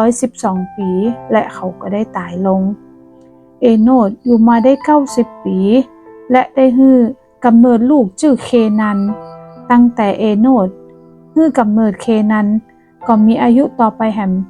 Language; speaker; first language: Thai; non-native, local second language; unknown